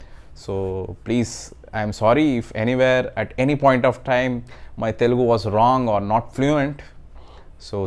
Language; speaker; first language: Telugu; non-native, learner; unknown